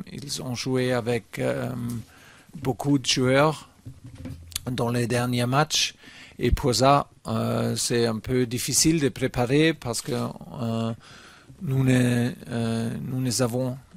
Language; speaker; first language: French; non-native, fluent; German